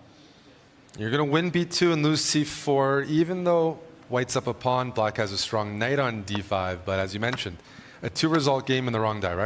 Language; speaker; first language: English; native; English